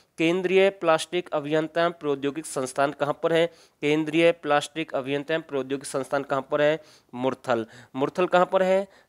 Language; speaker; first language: Hindi; native; Hindi